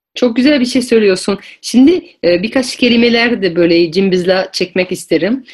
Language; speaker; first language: Turkish; non-native, fluent; French